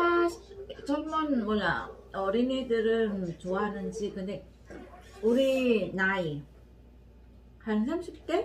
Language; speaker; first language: Korean; non-native, learner; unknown